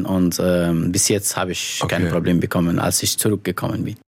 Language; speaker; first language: German; non-native, fluent; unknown